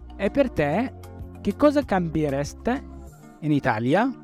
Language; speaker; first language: Italian; non-native, learner; Arabic